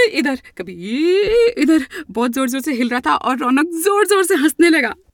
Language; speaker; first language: Hindi; native; Hindi